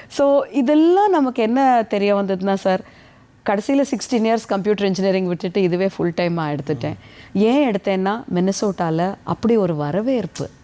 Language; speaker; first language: Tamil; native; Tamil